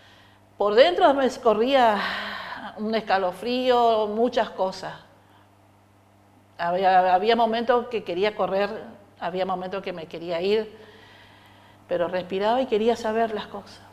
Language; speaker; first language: Spanish; native; Spanish